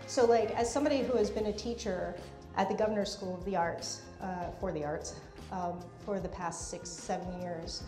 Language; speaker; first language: English; native; English